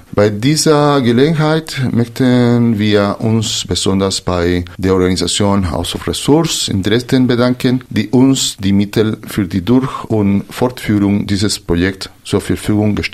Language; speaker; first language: German; non-native, fluent; Spanish